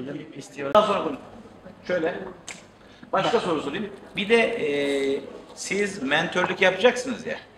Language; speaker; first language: Turkish; native; Turkish